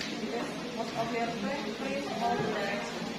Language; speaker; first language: English; non-native, fluent; Indonesian